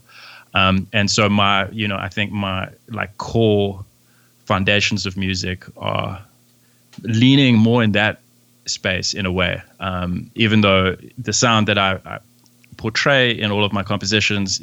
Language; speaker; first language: English; native; English